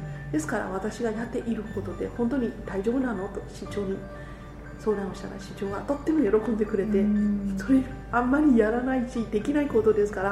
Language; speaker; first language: Japanese; non-native, fluent; Burmese